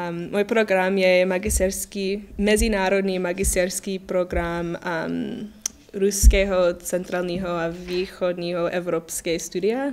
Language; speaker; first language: Czech; non-native, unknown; English